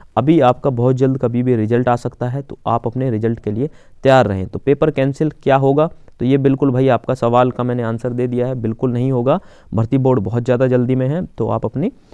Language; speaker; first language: Hindi; native; Hindi